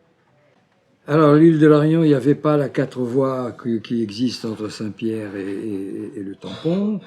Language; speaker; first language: French; non-native, fluent; Portuguese